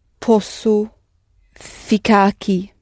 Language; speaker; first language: Portuguese; non-native, learner; English